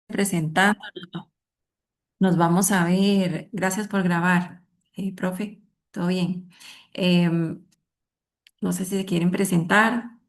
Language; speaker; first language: Spanish; native; Spanish